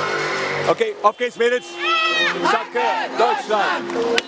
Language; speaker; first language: German; native; German